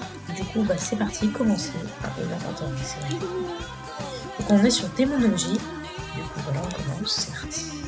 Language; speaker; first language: French; native; French